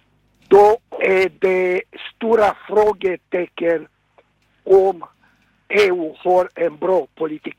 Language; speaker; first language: Swedish; non-native, fluent; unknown